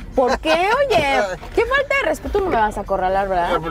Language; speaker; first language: Spanish; native; Spanish